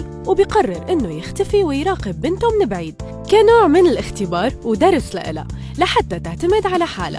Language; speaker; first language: Arabic; native; Arabic